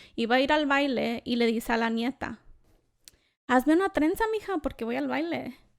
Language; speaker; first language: Spanish; early bilingual, other home language; English